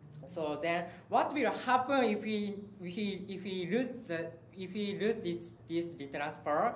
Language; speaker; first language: English; non-native, learner; Japanese